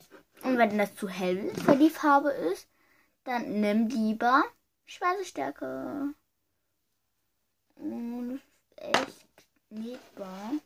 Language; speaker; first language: German; early bilingual, other home language; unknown